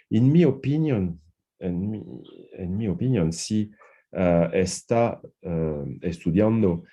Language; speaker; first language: Spanish; non-native, fluent; French